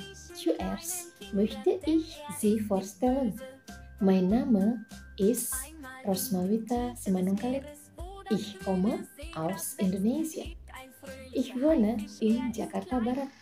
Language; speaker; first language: German; non-native, fluent; Indonesian